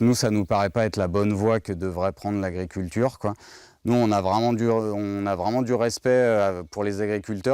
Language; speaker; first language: French; native; French